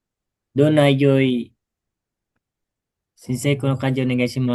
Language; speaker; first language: Japanese; non-native, learner; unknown